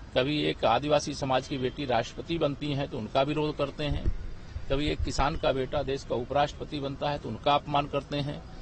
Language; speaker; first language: Hindi; native; Hindi